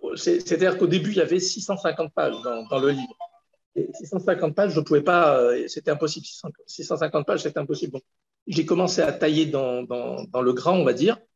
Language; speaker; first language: French; native; French